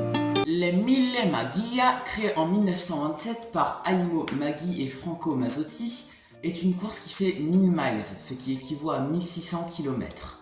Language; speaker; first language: French; native; French